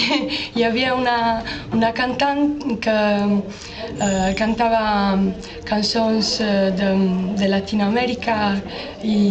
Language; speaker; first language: Catalan; non-native, learner; Italian